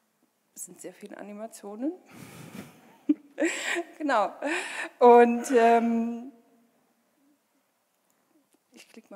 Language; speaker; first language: German; native; German